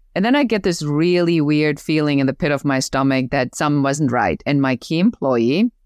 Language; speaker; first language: English; non-native, fluent; German